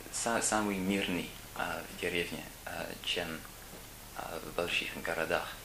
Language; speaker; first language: Russian; non-native, learner; English